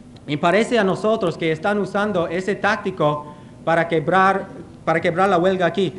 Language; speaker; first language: Spanish; non-native, fluent; English